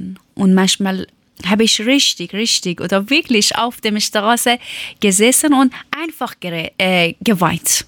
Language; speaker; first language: German; non-native, learner; Persian